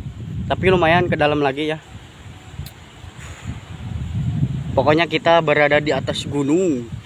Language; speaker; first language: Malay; non-native, local second language; Sundanese